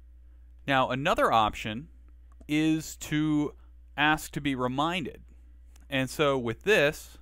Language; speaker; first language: English; native; English